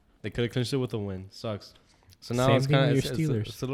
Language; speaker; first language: English; native; English